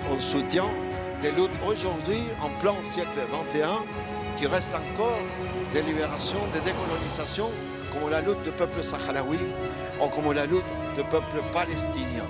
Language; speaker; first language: French; non-native, fluent; Spanish